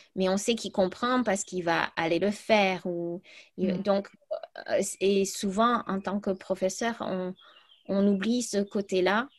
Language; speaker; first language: French; early bilingual, other home language; English